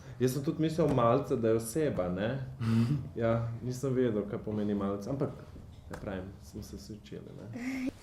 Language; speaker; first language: Slovenian; non-native, fluent; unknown